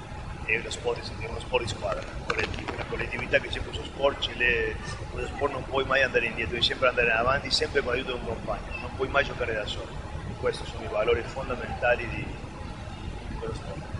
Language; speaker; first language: Italian; non-native, fluent; Spanish